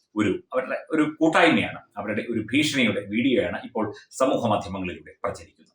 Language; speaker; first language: Malayalam; native; Malayalam